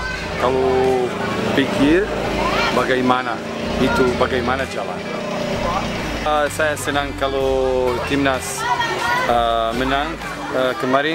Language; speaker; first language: Indonesian; non-native, learner; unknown